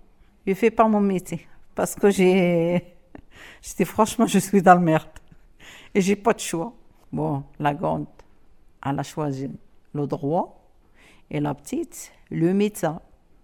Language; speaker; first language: French; non-native, learner; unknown